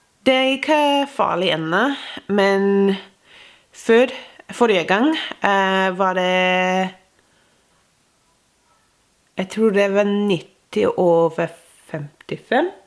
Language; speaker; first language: Norwegian; non-native, fluent; English